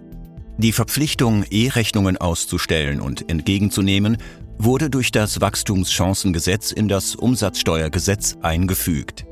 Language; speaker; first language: German; native; German